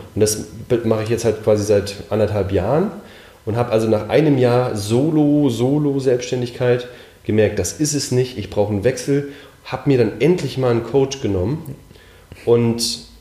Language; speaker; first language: German; native; German